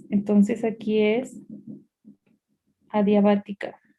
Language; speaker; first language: Spanish; native; Spanish